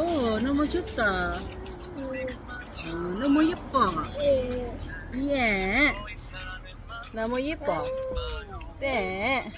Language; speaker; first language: Korean; non-native, local second language; Filipino